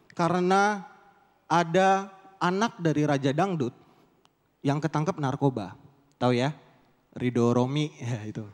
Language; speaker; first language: Indonesian; native; Indonesian